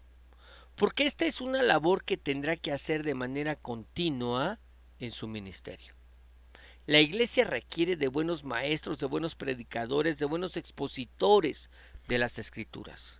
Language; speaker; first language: Spanish; native; Spanish